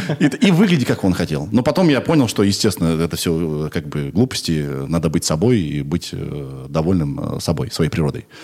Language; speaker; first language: Russian; native; Russian